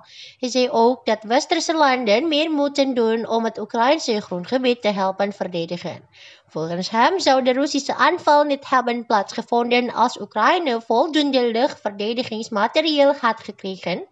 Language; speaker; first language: Dutch; non-native, fluent; Indonesian